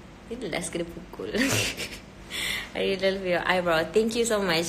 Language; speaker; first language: English; non-native, local second language; Malay